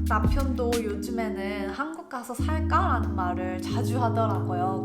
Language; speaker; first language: Korean; native; Korean